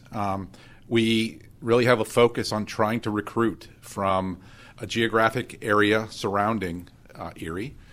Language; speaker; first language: English; native; English